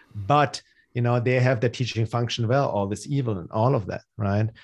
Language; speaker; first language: English; non-native, fluent; German